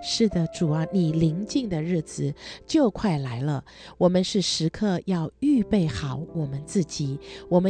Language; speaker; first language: Chinese; native; Chinese